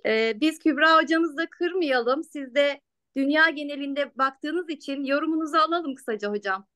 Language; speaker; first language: Turkish; native; Turkish